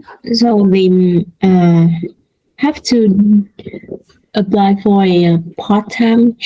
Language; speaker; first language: English; non-native, learner; Vietnamese